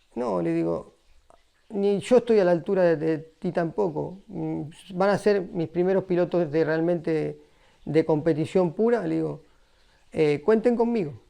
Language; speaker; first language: Spanish; native; Spanish